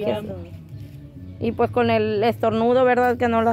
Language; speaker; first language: Spanish; native; Spanish